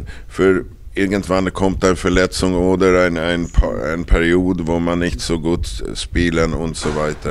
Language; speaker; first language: German; non-native, fluent; Swedish